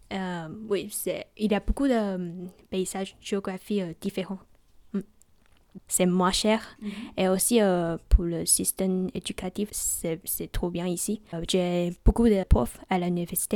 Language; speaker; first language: French; non-native, learner; Chinese